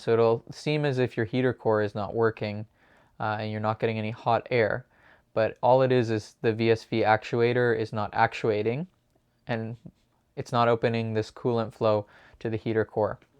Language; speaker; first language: English; native; English